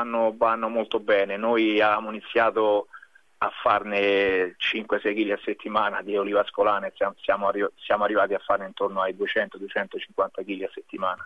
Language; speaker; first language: Italian; native; Italian